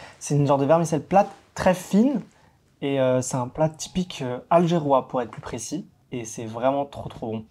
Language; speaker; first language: French; early bilingual, other home language; Arabic